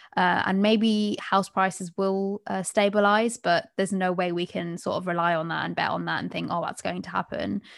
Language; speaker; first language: English; early bilingual, other home language; Bangla